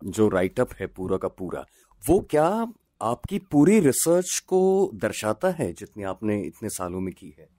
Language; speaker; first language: Hindi; native; Hindi